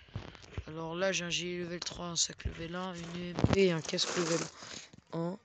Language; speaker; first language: French; native; French